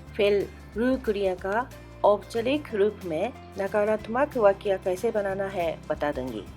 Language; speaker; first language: Hindi; non-native, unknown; Japanese